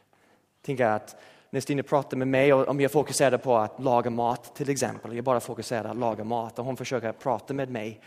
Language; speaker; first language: Swedish; non-native, fluent; English